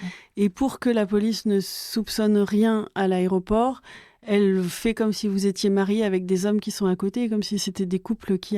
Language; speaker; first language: French; native; French